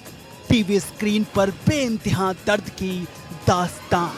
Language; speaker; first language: Hindi; native; Hindi